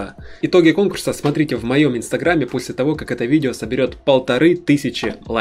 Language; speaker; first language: Russian; native; Russian